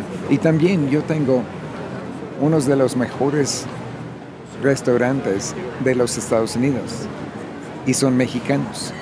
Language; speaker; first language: Spanish; non-native, fluent; English